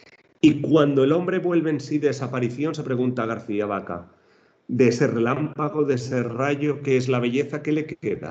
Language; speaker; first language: Spanish; native; Spanish